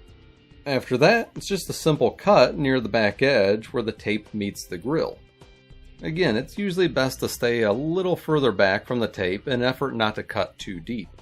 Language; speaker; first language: English; native; English